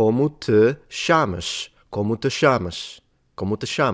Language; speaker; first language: Portuguese; non-native, learner; Italian